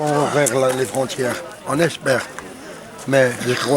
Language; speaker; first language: French; non-native, local second language; Arabic